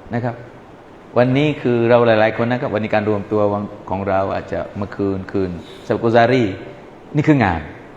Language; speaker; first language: Thai; non-native, local second language; Malay